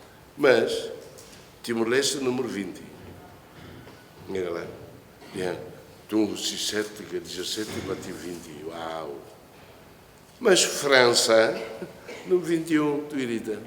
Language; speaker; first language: Portuguese; non-native, local second language; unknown